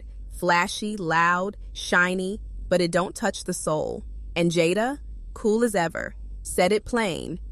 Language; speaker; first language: English; native; English